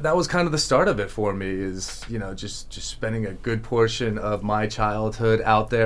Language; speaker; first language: English; native; English